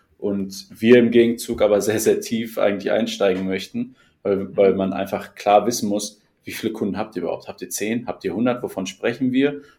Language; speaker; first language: German; native; German